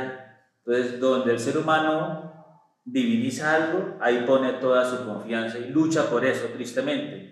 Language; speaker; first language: Spanish; native; Spanish